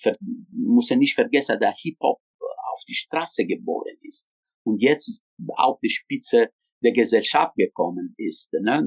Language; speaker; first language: German; non-native, fluent; Italian